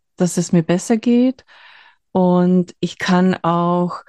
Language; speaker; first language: German; non-native, fluent; Hungarian